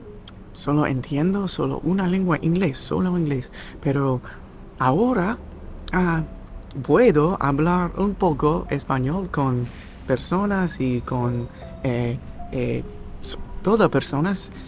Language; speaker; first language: Spanish; non-native, learner; English